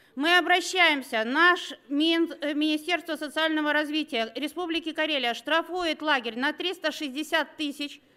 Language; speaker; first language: Russian; native; Russian